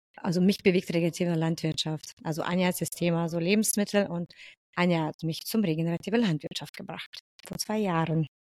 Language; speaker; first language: German; non-native, fluent; Lithuanian